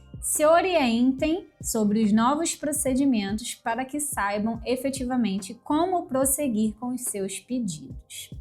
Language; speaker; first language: Portuguese; native; Portuguese